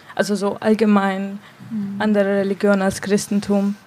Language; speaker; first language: German; non-native, fluent; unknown